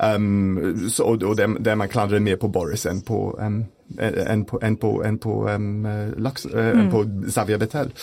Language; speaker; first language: Swedish; non-native, fluent; English